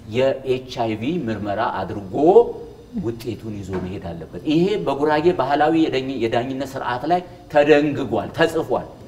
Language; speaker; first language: Amharic; non-native, local second language; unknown